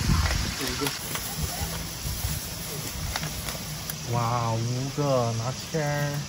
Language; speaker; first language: Chinese; native; Chinese